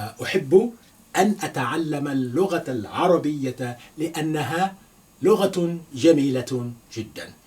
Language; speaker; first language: Arabic; non-native, fluent; Yoruba